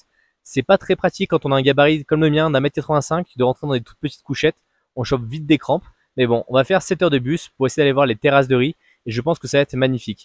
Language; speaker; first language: French; native; French